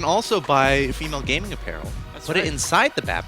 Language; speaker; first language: English; native; English